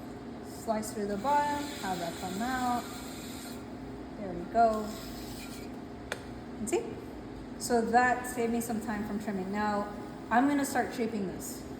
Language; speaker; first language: English; native; English